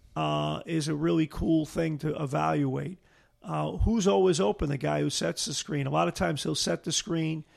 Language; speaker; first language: English; native; English